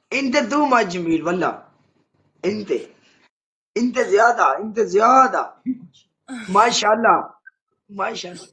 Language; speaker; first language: Arabic; non-native, learner; Punjabi